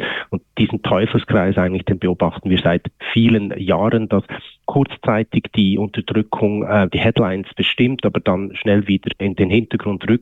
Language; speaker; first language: German; native; German